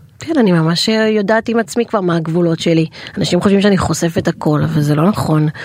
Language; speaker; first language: Hebrew; native; Hebrew